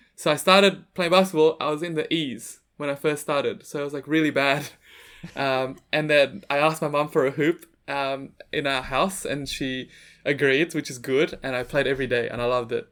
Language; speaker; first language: English; native; English